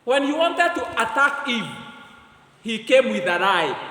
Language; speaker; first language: English; non-native, local second language; Swahili